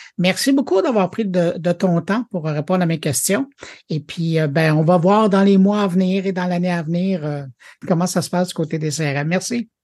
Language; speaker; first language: French; native; French